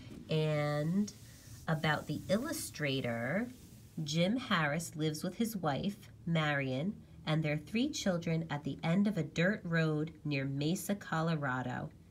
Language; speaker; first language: English; native; English